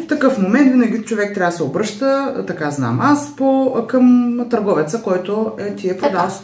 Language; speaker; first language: Bulgarian; native; Bulgarian